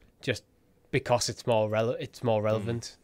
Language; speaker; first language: English; native; English